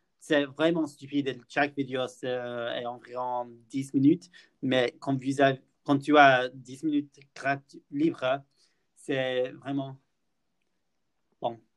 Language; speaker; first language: French; non-native, fluent; English